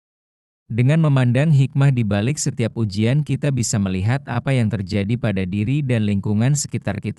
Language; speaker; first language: Indonesian; native; Indonesian